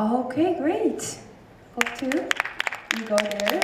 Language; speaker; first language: English; non-native, learner; Korean